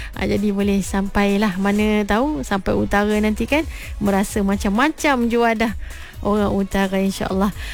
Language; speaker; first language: Malay; native; Malay